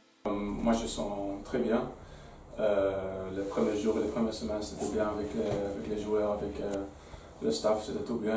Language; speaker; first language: French; non-native, fluent; Dutch